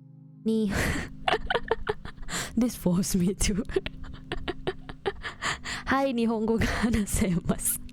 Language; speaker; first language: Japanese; non-native, learner; Indonesian